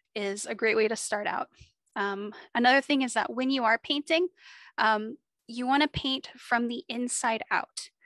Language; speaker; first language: English; native; English